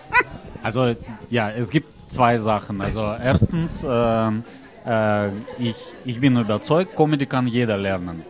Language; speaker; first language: German; non-native, fluent; Russian